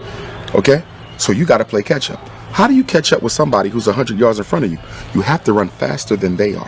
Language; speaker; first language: English; native; English